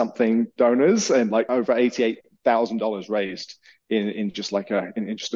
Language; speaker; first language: English; native; English